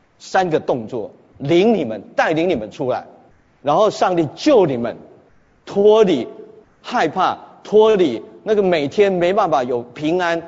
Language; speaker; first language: Chinese; native; Chinese